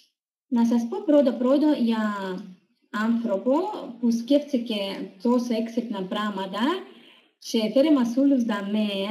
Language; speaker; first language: Greek; non-native, learner; Russian